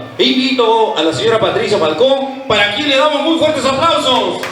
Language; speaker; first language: Spanish; native; Spanish